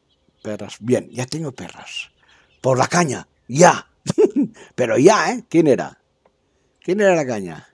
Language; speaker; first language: Spanish; native; Spanish